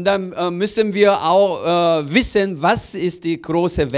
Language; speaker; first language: German; non-native, learner; Korean